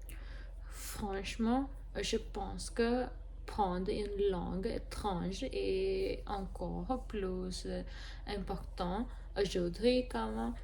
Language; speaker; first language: French; non-native, learner; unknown